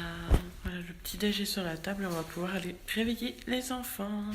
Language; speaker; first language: French; native; French